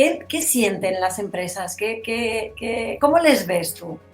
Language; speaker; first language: Spanish; native; Spanish